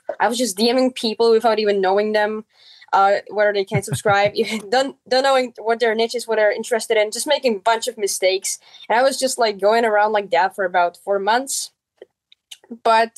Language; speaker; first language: English; non-native, fluent; Czech